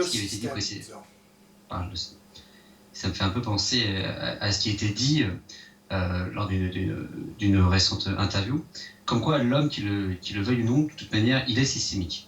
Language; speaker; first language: French; native; French